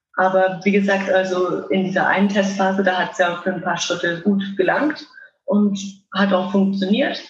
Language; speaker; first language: German; native; German